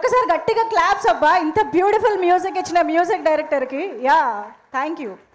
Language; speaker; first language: Telugu; native; Telugu